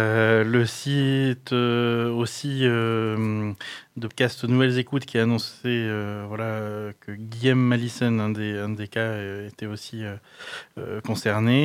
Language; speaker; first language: French; native; French